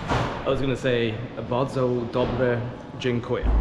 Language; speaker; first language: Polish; non-native, learner; English